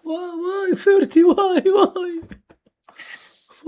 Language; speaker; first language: English; non-native, learner; Arabic